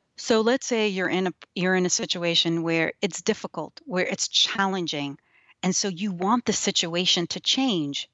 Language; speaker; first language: English; early bilingual, other home language; Yiddish